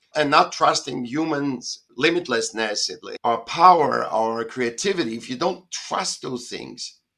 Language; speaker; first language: English; non-native, fluent; German